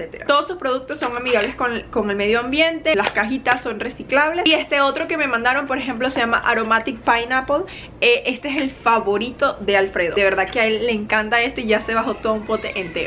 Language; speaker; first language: Spanish; native; Spanish